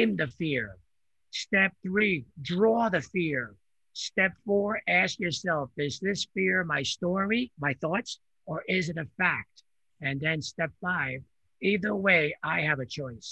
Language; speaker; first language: English; early bilingual, other home language; Italian